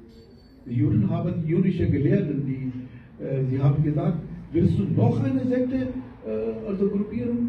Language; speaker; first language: German; non-native, fluent; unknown